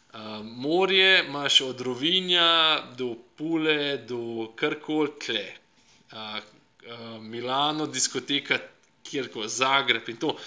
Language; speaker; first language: Slovenian; non-native, fluent; Russian